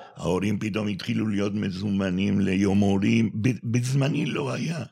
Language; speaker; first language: Hebrew; non-native, fluent; Spanish